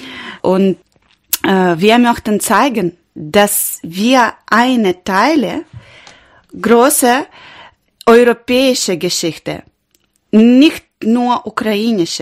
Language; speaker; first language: German; non-native, learner; Ukrainian